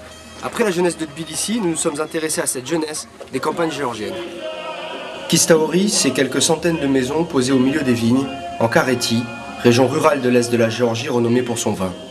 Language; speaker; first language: French; native; French